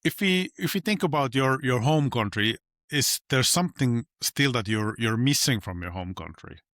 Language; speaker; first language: English; non-native, fluent; Finnish